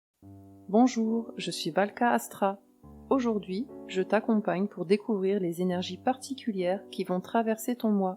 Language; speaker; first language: French; native; French